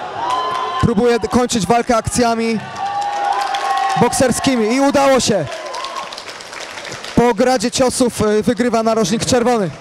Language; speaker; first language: Polish; native; Polish